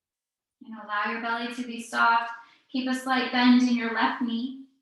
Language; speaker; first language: English; native; English